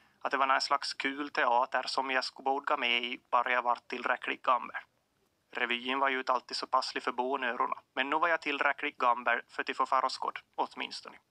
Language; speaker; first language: Swedish; native; Swedish